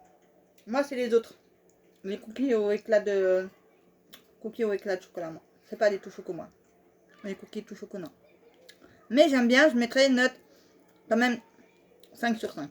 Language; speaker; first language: French; native; French